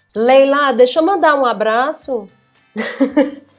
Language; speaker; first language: Portuguese; native; Portuguese